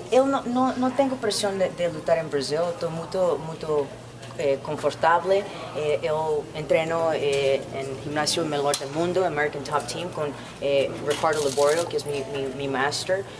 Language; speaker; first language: Portuguese; non-native, learner; Spanish